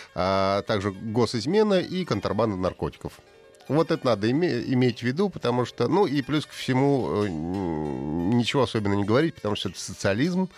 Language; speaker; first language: Russian; native; Russian